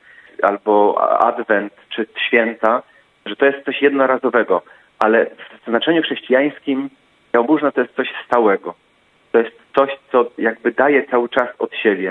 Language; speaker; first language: Polish; native; Polish